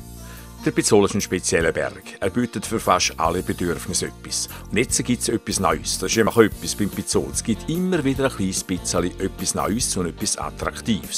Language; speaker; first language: German; native; German